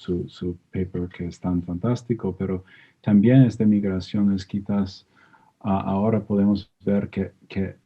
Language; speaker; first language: Spanish; non-native, fluent; English